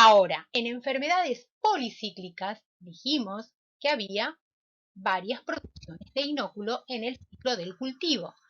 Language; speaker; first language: Spanish; native; Spanish